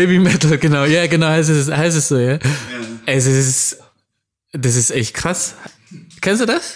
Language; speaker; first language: German; non-native, fluent; Indonesian